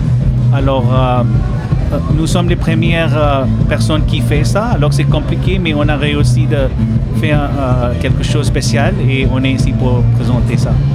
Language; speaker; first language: French; non-native, learner; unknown